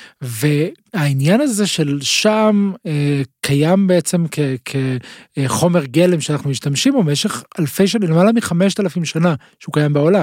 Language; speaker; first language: Hebrew; native; Hebrew